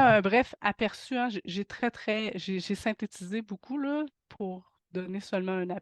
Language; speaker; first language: French; native; French